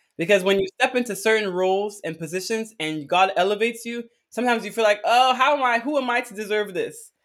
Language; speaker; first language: English; early bilingual, other home language; Akan